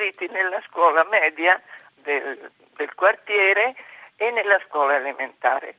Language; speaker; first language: Italian; native; Italian